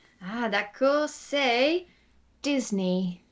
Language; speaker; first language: French; non-native, fluent; English